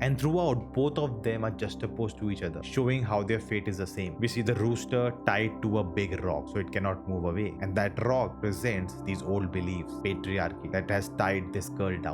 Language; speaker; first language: English; non-native, local second language; Hindi